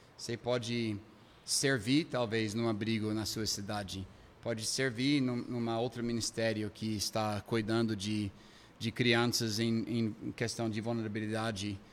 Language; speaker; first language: Portuguese; non-native, fluent; English